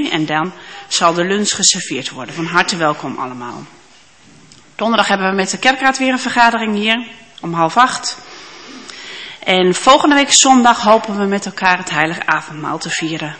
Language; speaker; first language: Dutch; native; Dutch